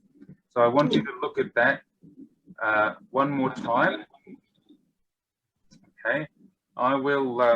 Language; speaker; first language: English; non-native, fluent; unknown